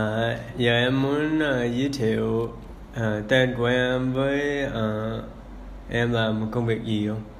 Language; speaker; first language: Vietnamese; early bilingual, heritage; English